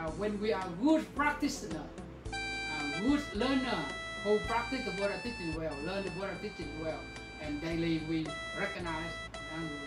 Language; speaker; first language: English; non-native, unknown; Vietnamese